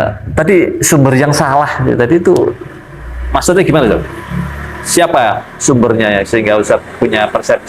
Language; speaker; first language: Malay; native; Malay